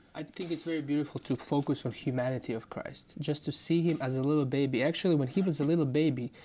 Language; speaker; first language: English; non-native, fluent; Croatian